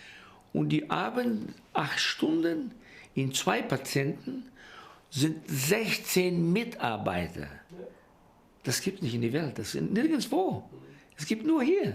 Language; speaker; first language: German; early bilingual, heritage; Portuguese